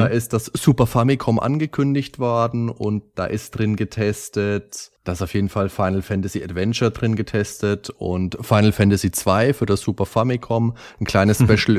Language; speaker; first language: German; native; German